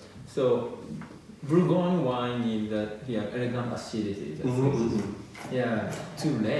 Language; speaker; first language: English; non-native, learner; Japanese